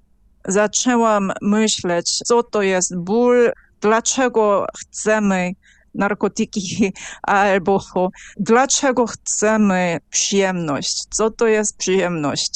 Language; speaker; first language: Polish; non-native, fluent; Korean